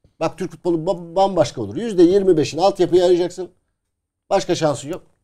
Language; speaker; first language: Turkish; native; Turkish